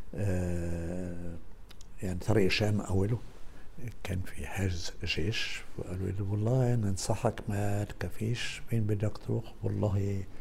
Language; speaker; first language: Arabic; non-native, fluent; German